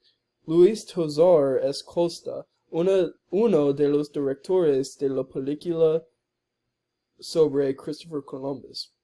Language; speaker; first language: Spanish; non-native, learner; English